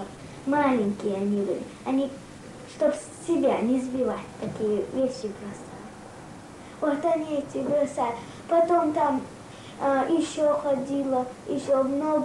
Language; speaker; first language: Russian; non-native, local second language; Chechen